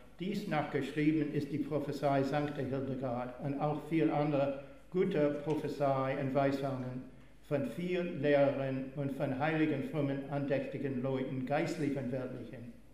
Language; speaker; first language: German; non-native, fluent; English